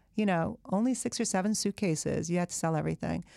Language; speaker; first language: English; early bilingual, other home language; Persian